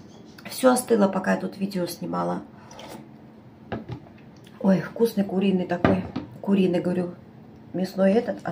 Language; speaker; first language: Russian; native; Russian